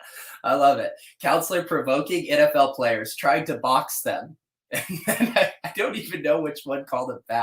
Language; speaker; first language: English; native; English